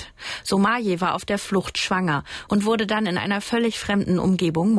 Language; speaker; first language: German; native; German